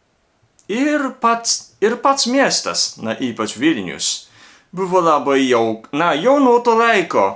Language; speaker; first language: Lithuanian; non-native, learner; Japanese